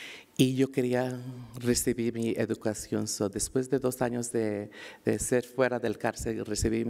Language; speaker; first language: Spanish; early bilingual, heritage; Spanish